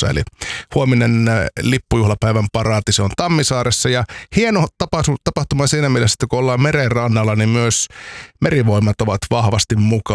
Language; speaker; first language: Finnish; native; Finnish